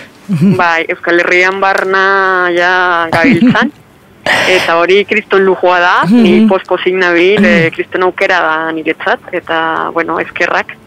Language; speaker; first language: Basque; non-native, fluent; Spanish